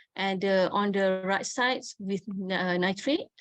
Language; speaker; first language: English; non-native, local second language; Malay